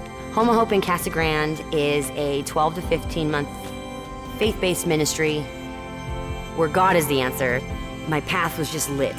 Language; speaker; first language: English; native; English